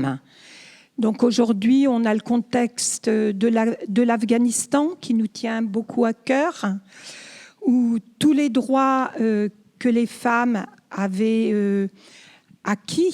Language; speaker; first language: French; native; French